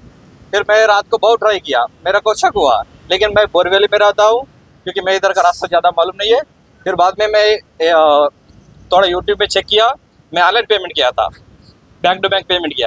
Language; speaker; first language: Hindi; non-native, local second language; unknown